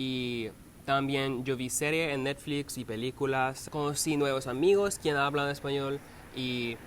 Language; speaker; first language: Spanish; non-native, learner; English